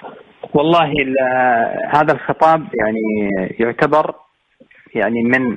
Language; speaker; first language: Arabic; native; Arabic